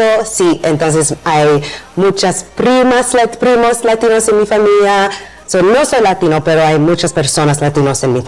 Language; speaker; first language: Spanish; non-native, learner; English